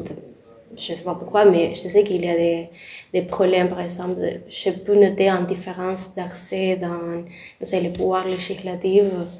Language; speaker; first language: French; non-native, learner; Spanish